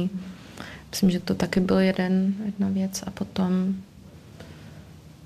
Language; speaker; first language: Czech; early bilingual, heritage; Czech